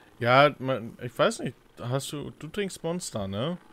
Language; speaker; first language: German; native; German